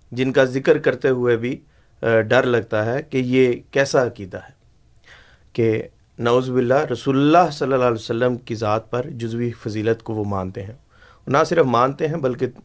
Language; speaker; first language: Urdu; native; Urdu